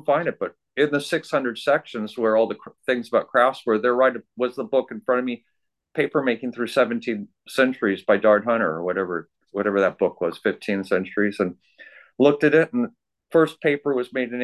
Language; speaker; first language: English; native; English